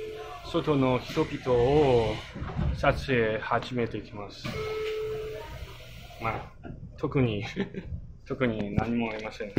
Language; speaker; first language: Japanese; non-native, learner; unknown